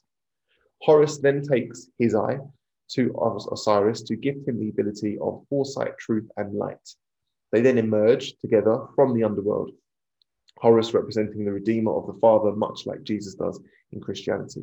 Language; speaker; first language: English; native; English